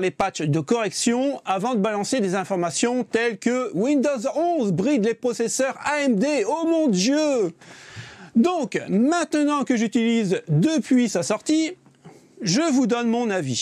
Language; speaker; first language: French; native; French